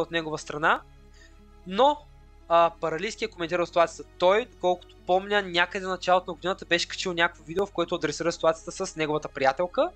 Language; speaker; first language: Bulgarian; native; Bulgarian